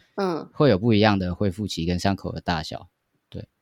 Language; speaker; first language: Chinese; native; Chinese